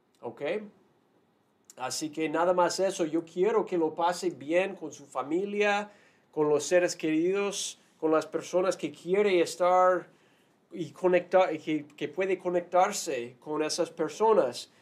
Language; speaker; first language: Spanish; non-native, fluent; English